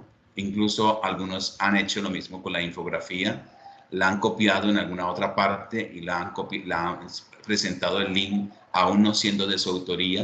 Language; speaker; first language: Spanish; native; Spanish